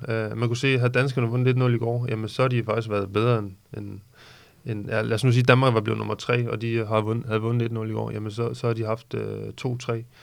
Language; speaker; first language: Danish; native; Danish